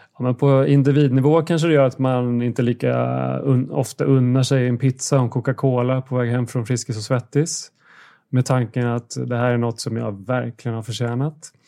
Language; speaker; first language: Swedish; native; Swedish